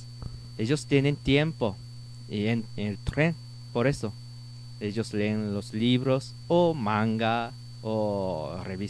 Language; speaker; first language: Spanish; non-native, learner; Japanese